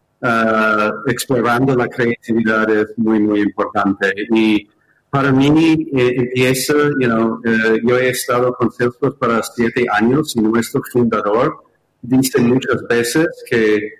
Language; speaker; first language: Spanish; non-native, fluent; English